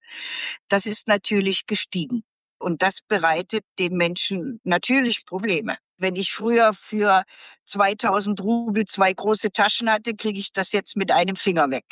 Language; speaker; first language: German; native; German